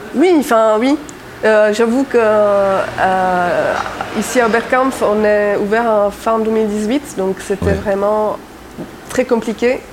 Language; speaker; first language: French; non-native, fluent; Czech